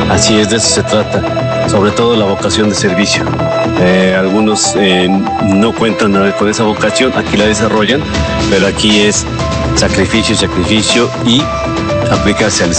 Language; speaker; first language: Spanish; native; Spanish